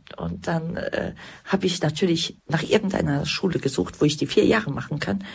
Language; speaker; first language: German; early bilingual, other home language; Croatian